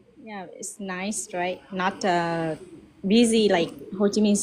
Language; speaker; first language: English; non-native, learner; Vietnamese